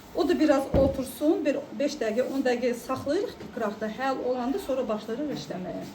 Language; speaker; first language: Azerbaijani; non-native, local second language; Lezghian